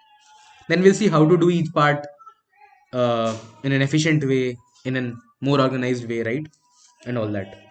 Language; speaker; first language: English; non-native, local second language; Hindi